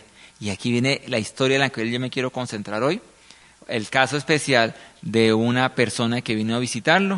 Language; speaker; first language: Spanish; native; Spanish